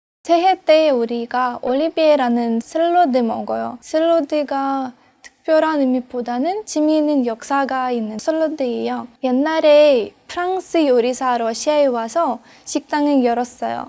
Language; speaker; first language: Korean; non-native, fluent; Russian